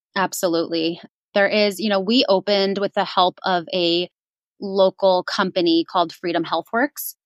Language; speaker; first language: English; native; English